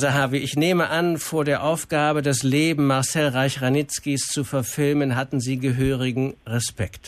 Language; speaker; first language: German; native; German